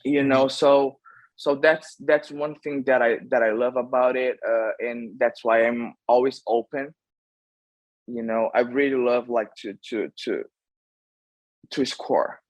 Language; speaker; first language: English; non-native, fluent; Portuguese